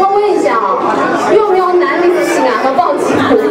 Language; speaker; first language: Chinese; native; Chinese